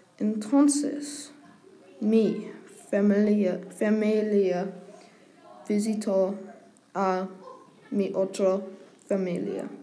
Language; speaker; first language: Spanish; non-native, learner; English